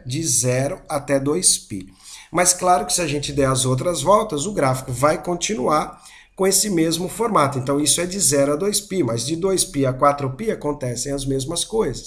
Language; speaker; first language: Portuguese; native; Portuguese